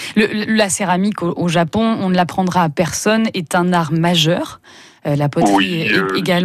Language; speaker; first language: French; native; French